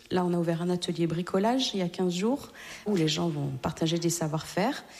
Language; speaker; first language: French; native; French